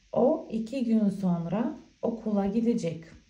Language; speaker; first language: Turkish; non-native, fluent; Bulgarian